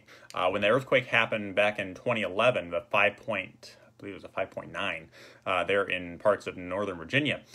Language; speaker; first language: English; native; English